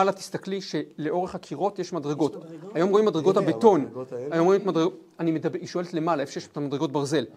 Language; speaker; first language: Hebrew; native; Hebrew